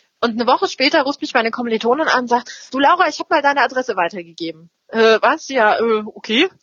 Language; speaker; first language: German; native; German